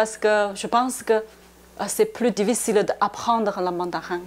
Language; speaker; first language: French; non-native, learner; Chinese